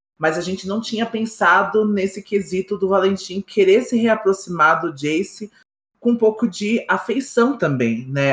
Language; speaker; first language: Portuguese; native; Portuguese